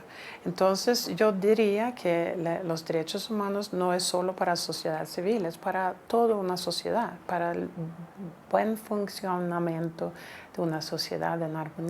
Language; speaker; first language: Spanish; non-native, fluent; Swedish